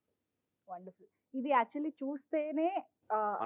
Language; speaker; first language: Telugu; native; Telugu